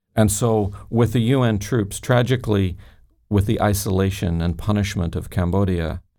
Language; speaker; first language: English; native; English